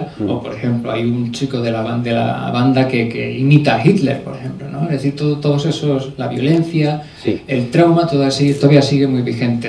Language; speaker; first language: Spanish; native; Spanish